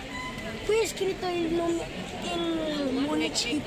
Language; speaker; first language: Italian; early bilingual, other home language; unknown